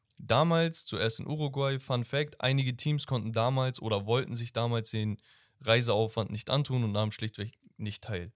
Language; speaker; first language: German; early bilingual, other home language; Turkish